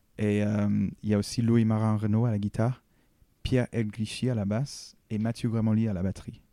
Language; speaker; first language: French; non-native, fluent; English